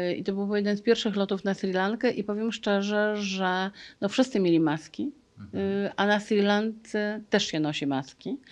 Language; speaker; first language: Polish; native; Polish